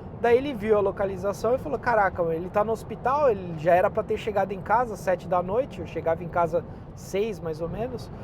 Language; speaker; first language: Portuguese; native; Portuguese